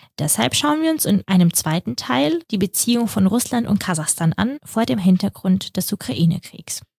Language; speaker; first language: German; early bilingual, other home language; Russian